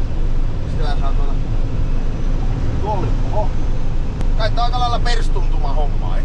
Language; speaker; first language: Finnish; native; Finnish